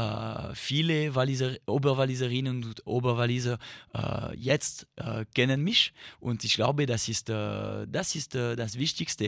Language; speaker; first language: German; non-native, learner; French